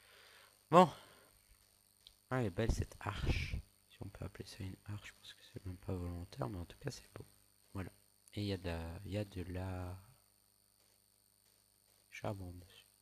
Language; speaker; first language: French; native; French